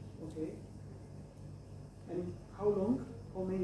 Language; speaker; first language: English; non-native, fluent; Romanian